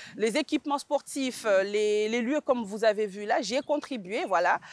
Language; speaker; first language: French; native; French